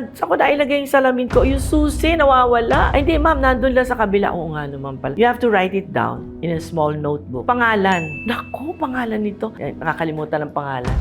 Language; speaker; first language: Filipino; native; Filipino